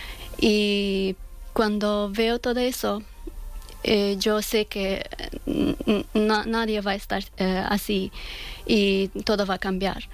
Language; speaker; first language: Spanish; non-native, learner; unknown